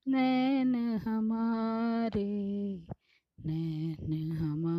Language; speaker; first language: Hindi; non-native, local second language; Kannada